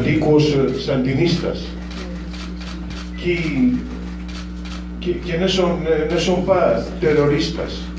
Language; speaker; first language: Spanish; non-native, fluent; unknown